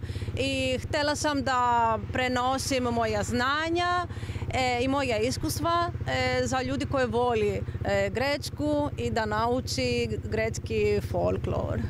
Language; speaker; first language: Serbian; non-native, learner; Greek